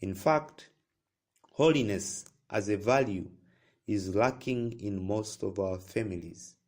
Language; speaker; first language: English; non-native, local second language; Swahili